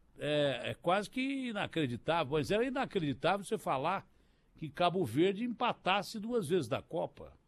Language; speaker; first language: Portuguese; native; Portuguese